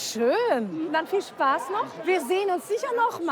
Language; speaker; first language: German; native; German